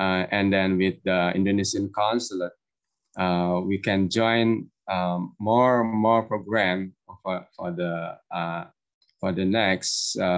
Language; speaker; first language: English; non-native, learner; Indonesian